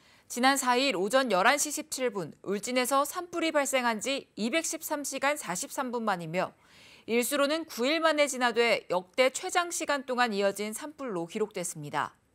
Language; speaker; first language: Korean; native; Korean